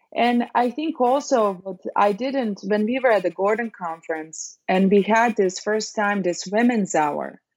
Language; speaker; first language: English; non-native, fluent; Serbian